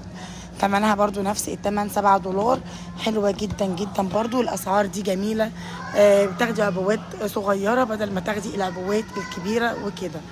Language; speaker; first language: Arabic; native; Arabic